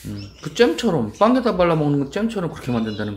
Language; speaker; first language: Korean; native; Korean